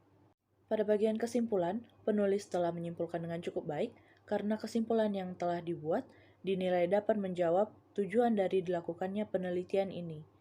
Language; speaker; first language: Indonesian; native; Indonesian